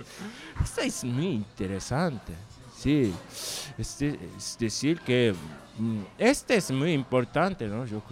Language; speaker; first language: Spanish; non-native, learner; Japanese